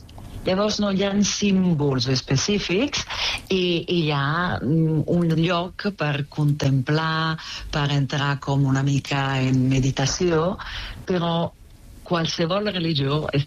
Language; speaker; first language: Catalan; non-native, fluent; Italian